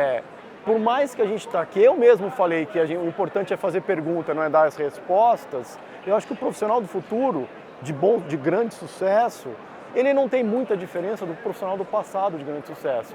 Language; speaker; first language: Portuguese; native; Portuguese